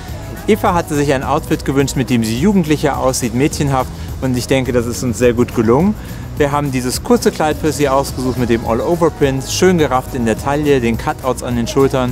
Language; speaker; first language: German; native; German